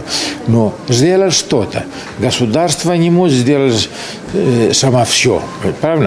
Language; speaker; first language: Ukrainian; non-native, learner; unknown